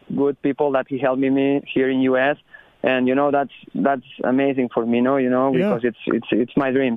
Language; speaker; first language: English; non-native, learner; Spanish